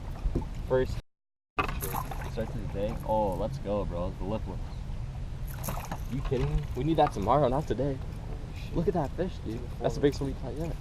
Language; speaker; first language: English; native; English